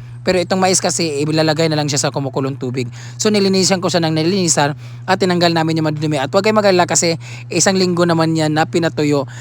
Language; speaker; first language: Filipino; non-native, local second language; Cebuano